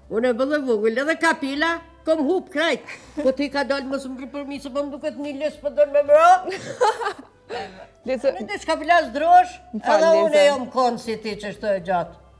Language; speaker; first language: Albanian; native; Albanian